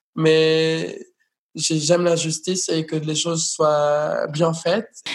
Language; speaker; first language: French; non-native, fluent; Spanish